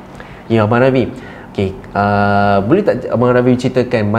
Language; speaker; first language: Malay; native; Malay